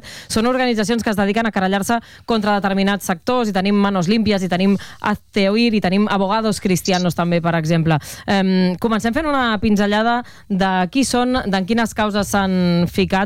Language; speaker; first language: Catalan; native; Catalan